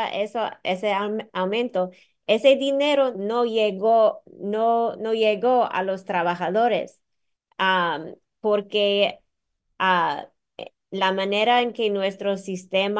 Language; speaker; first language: Spanish; non-native, fluent; English